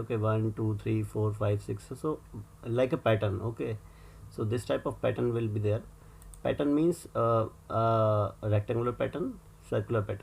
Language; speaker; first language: English; non-native, local second language; Hindi